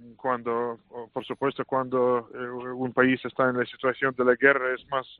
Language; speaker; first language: Spanish; non-native, fluent; Russian